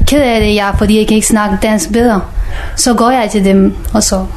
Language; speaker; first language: Danish; non-native, learner; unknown